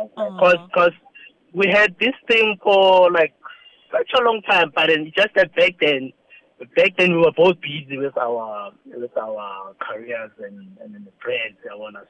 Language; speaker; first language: English; non-native, local second language; Zulu